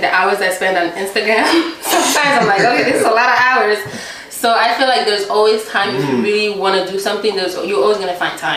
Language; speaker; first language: English; early bilingual, other home language; Rundi